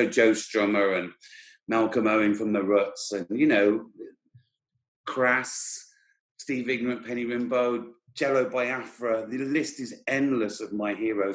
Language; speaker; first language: English; native; English